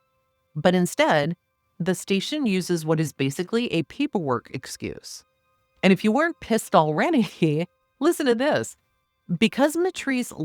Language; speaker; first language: English; native; English